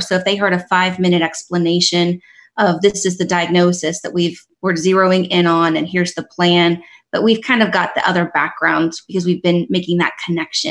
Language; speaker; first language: English; native; English